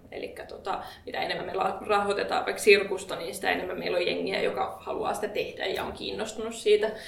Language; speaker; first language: Finnish; native; Finnish